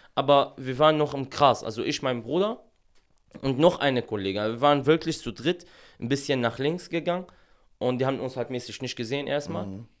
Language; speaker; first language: German; non-native, fluent; Arabic